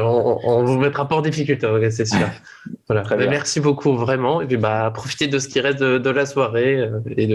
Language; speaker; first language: French; native; French